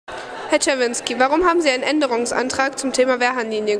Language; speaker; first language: German; native; German